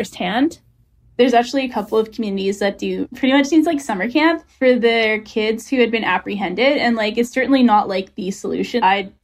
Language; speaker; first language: English; native; English